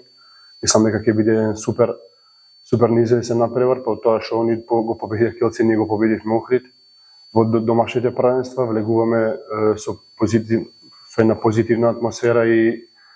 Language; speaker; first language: Macedonian; native; Macedonian